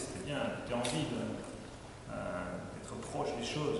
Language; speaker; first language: French; native; French